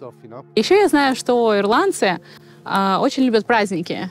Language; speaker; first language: Russian; native; Russian